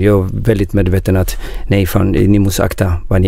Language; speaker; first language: Swedish; non-native, learner; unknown